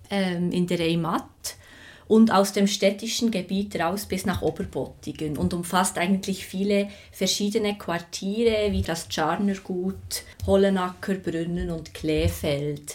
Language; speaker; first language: German; native; German